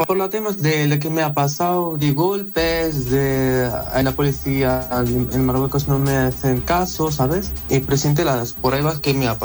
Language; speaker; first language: Spanish; non-native, learner; Arabic